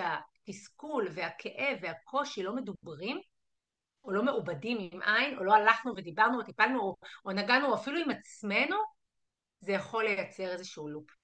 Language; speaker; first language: Hebrew; native; Hebrew